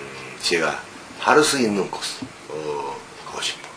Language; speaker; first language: Korean; early bilingual, heritage; Korean